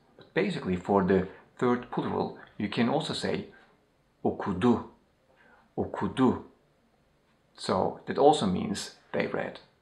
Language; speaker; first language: English; non-native, fluent; Turkish